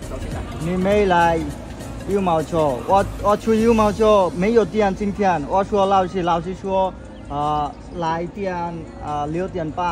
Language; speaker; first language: Chinese; non-native, learner; Bangla